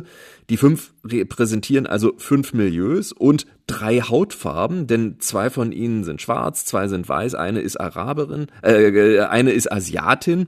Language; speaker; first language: German; native; German